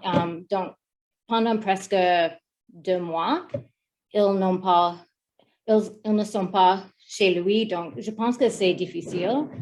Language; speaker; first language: French; non-native, learner; English